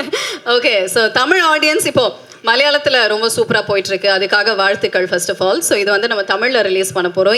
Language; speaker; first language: Tamil; native; Tamil